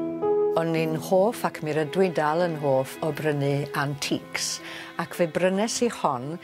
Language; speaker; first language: Welsh; native; Welsh